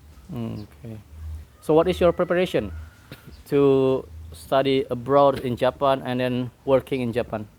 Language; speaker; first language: English; non-native, learner; Indonesian